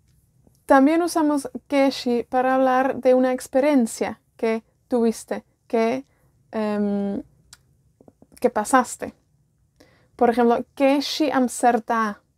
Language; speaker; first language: Spanish; non-native, fluent; Welsh